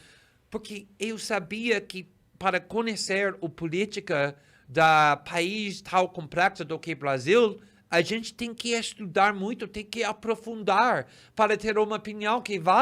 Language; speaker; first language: Portuguese; non-native, fluent; English